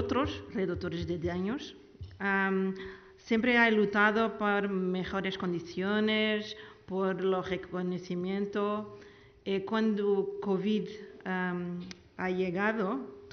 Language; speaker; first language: Spanish; non-native, learner; Portuguese